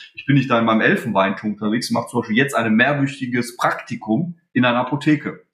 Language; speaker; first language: German; early bilingual, other home language; Polish